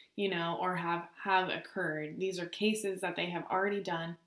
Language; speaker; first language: English; native; English